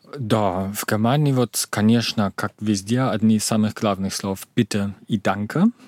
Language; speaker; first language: Russian; non-native, fluent; German